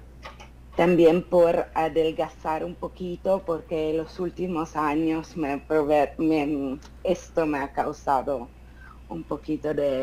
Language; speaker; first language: Spanish; non-native, fluent; Italian